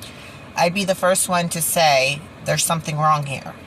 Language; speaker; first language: English; native; English